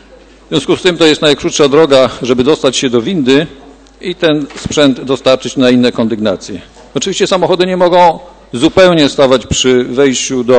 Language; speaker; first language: Polish; native; Polish